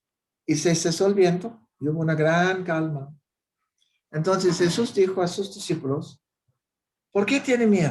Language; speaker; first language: Spanish; non-native, fluent; English